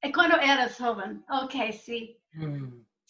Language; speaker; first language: Spanish; non-native, learner; English